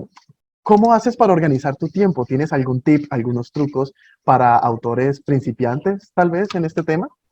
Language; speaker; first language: Spanish; native; Spanish